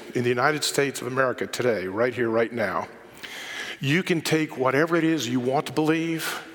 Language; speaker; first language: English; native; English